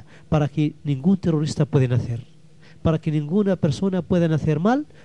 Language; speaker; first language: Spanish; non-native, local second language; Arabic